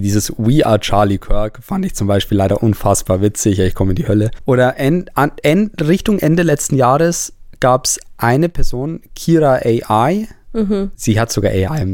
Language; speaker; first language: German; native; German